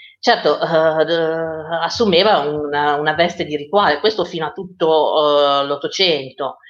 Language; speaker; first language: Italian; native; Italian